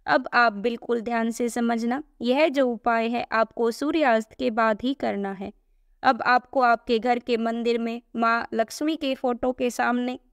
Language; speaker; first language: Hindi; native; Hindi